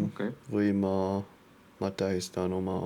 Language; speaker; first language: Estonian; non-native, learner; English